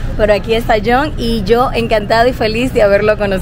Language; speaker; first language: Spanish; native; Spanish